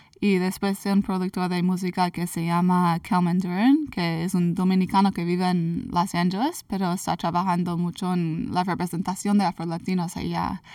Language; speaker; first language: Spanish; early bilingual, heritage; English